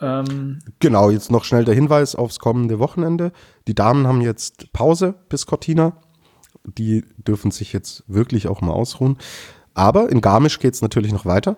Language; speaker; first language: German; native; German